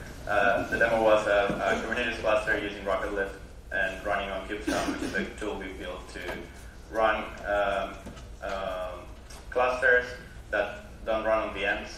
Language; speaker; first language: English; non-native, fluent; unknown